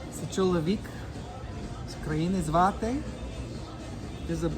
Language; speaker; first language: Ukrainian; non-native, learner; English